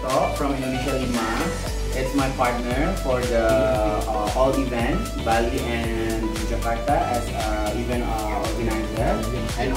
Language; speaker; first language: English; non-native, learner; Indonesian